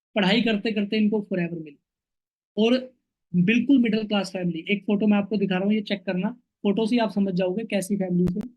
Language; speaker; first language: Hindi; native; Hindi